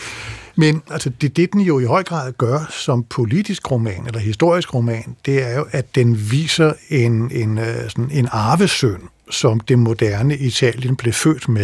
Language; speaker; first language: Danish; native; Danish